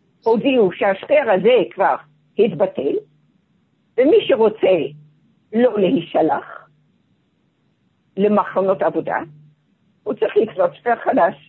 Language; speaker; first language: Hebrew; non-native, fluent; Dutch